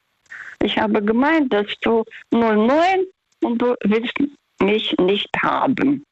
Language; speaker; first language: German; non-native, learner; Russian